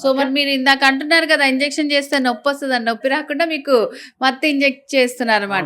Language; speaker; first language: Telugu; native; Telugu